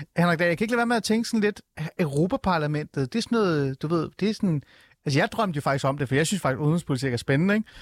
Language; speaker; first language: Danish; early bilingual, other home language; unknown